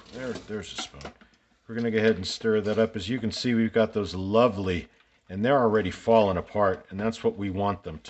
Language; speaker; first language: English; native; English